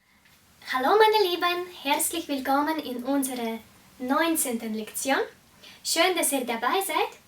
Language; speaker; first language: German; non-native, fluent; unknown